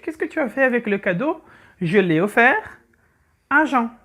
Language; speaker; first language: French; non-native, fluent; Portuguese